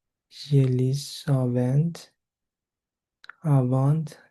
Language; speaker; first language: French; non-native, learner; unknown